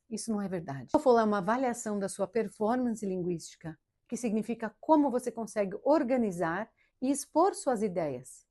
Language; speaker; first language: Portuguese; early bilingual, heritage; Portuguese